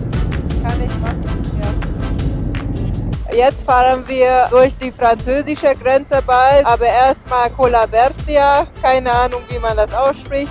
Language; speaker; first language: German; non-native, fluent; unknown